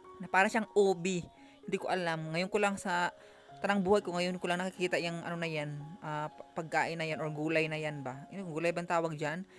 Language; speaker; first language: Filipino; non-native, local second language; Cebuano